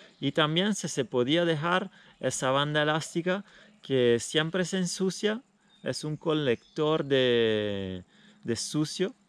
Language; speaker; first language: Spanish; non-native, fluent; Italian